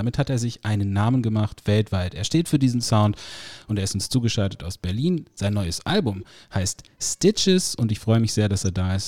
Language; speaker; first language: German; native; German